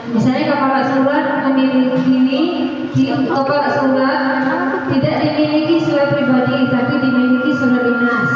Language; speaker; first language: Indonesian; native; Indonesian